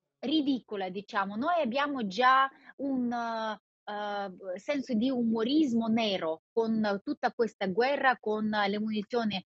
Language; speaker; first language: Italian; non-native, fluent; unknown